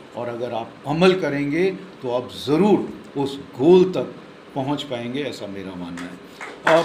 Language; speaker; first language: Hindi; non-native, local second language; Marathi